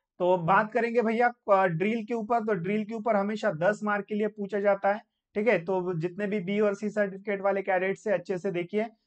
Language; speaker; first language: Hindi; non-native, local second language; Marathi